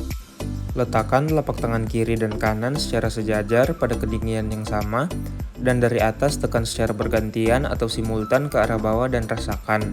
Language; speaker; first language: Indonesian; native; Indonesian